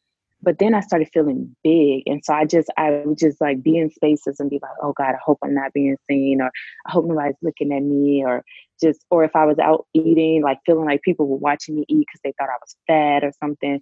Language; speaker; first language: English; native; English